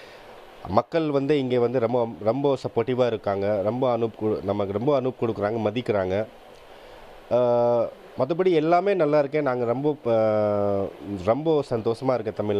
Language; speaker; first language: Tamil; non-native, fluent; Hindi